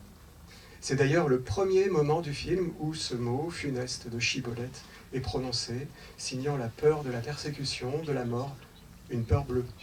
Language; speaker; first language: French; native; French